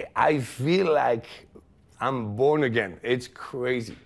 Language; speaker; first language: English; non-native, fluent; French